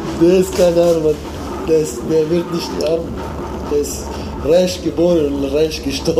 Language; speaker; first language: German; non-native, learner; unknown